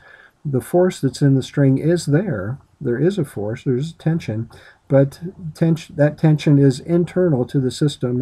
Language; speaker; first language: English; native; English